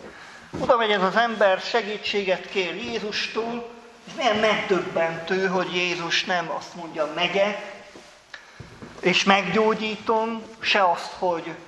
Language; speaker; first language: Hungarian; native; Hungarian